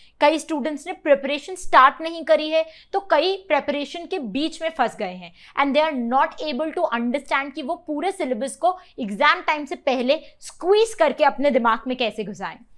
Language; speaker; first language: Hindi; native; Hindi